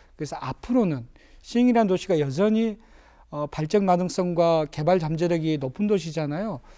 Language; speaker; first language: Korean; native; Korean